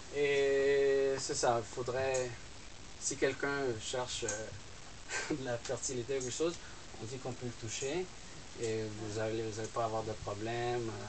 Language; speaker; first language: French; non-native, fluent; Spanish